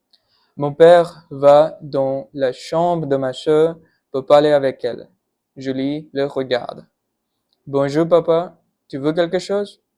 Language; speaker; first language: French; non-native, learner; Punjabi